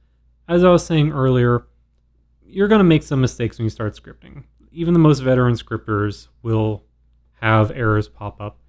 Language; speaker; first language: English; native; English